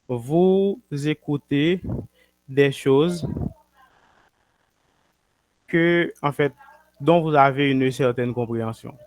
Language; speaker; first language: French; non-native, local second language; Haitian Creole